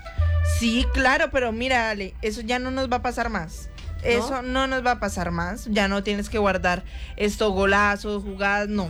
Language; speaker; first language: Spanish; native; Spanish